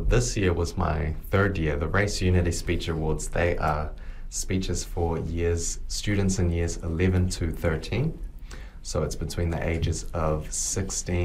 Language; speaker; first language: English; native; English